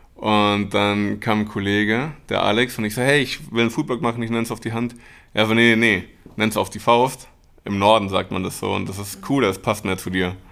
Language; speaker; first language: German; early bilingual, other home language; Spanish